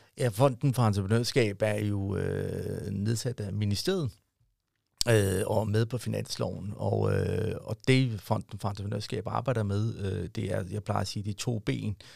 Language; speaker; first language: Danish; early bilingual, other home language; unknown